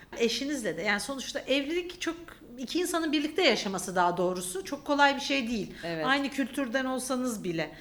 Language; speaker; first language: Turkish; native; Turkish